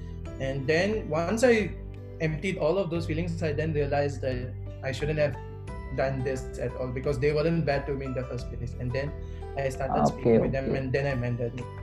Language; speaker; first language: English; non-native, local second language; Telugu